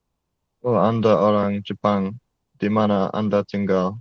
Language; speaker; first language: Indonesian; non-native, learner; English